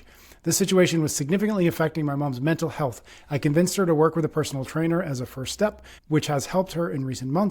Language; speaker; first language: English; native; English